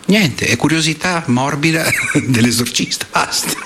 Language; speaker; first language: Italian; non-native, fluent; Portuguese